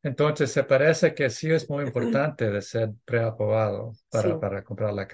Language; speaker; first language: Spanish; early bilingual, heritage; English